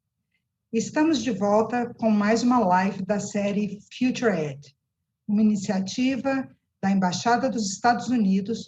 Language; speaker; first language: Portuguese; native; Portuguese